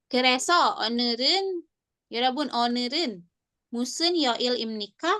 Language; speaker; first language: Korean; non-native, fluent; Indonesian